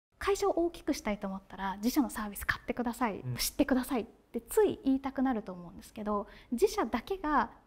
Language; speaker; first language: Japanese; native; Japanese